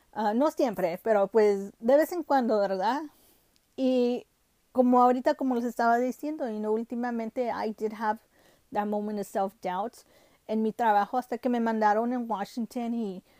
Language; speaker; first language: Spanish; early bilingual, heritage; Spanish